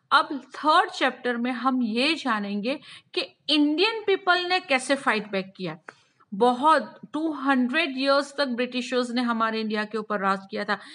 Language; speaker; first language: Hindi; non-native, local second language; Gujarati